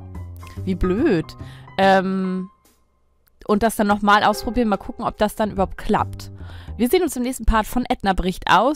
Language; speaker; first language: German; native; German